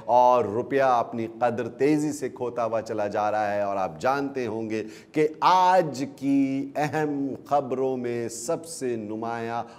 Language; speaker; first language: Urdu; native; Urdu